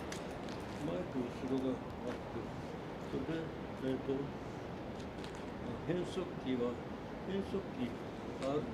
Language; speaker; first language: Japanese; native; Japanese